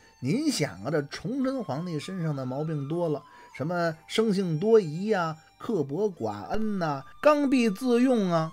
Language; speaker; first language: Chinese; native; Chinese